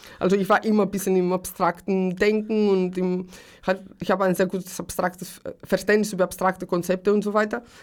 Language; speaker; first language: German; early bilingual, other home language; Greek